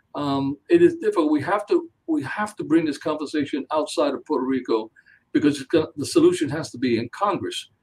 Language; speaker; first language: English; early bilingual, other home language; Spanish